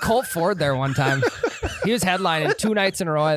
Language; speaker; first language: English; native; English